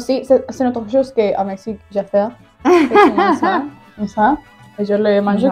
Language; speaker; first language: French; non-native, learner; Spanish